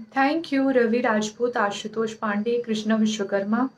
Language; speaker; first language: Hindi; native; Hindi